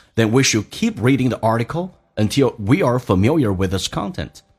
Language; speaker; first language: English; non-native, fluent; Chinese